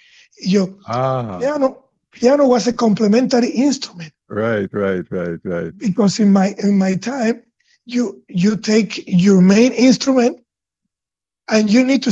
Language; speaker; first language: English; non-native, fluent; Spanish